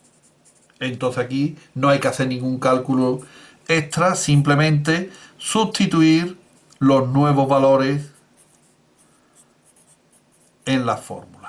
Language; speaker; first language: Spanish; native; Spanish